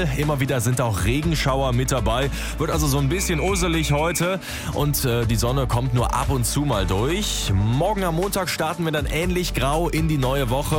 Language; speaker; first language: German; native; German